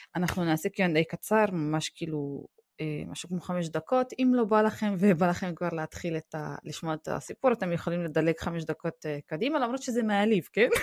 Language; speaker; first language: Hebrew; non-native, local second language; Arabic